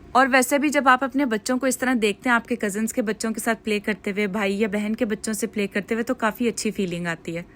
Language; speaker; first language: Urdu; native; Urdu